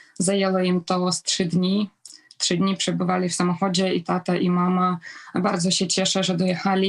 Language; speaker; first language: Polish; non-native, fluent; Ukrainian